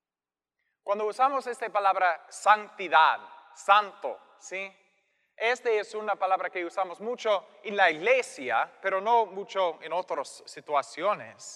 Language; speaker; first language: Spanish; non-native, fluent; English